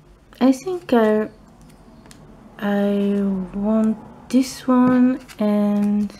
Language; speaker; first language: English; non-native, learner; French